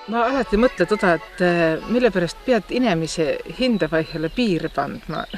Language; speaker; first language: Estonian; native; Estonian